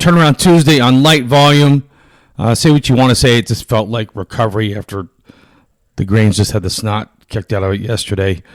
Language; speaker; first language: English; native; English